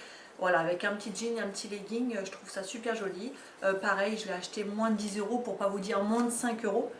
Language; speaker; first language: French; native; French